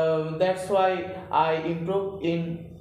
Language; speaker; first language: English; non-native, learner; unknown